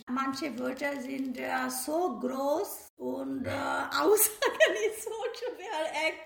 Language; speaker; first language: German; non-native, learner; Bangla